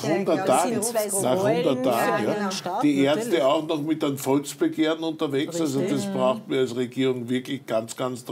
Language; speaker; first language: German; native; German